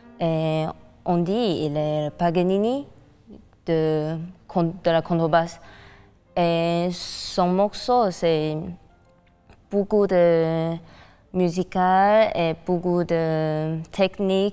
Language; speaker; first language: French; non-native, learner; Chinese